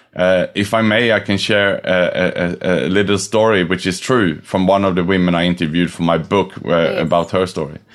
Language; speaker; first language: English; non-native, fluent; Swedish